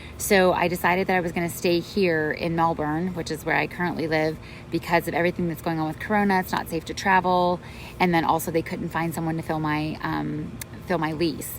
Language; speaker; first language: English; native; English